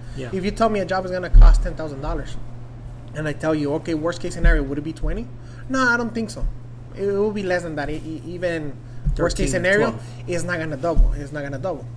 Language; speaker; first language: English; non-native, fluent; Spanish